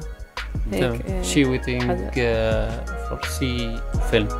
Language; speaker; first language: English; non-native, learner; Arabic